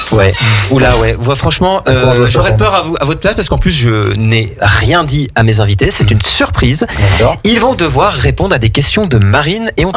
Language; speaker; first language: French; native; French